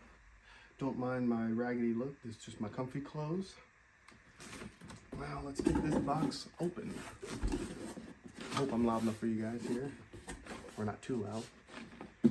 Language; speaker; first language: English; native; English